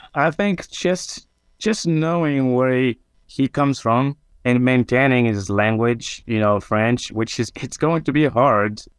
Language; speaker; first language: English; non-native, fluent; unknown